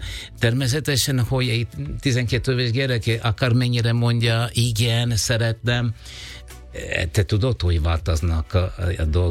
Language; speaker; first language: Hungarian; non-native, learner; Italian